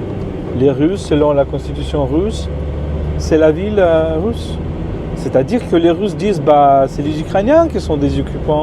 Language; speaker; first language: French; non-native, fluent; Ukrainian